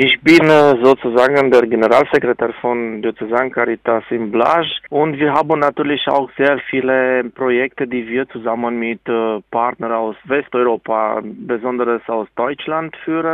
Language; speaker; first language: German; non-native, fluent; Romanian